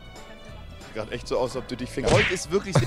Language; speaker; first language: German; native; German